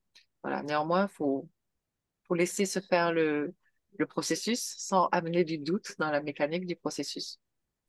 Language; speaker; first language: French; native; French